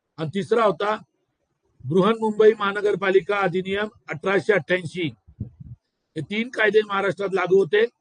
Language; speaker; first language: Marathi; non-native, local second language; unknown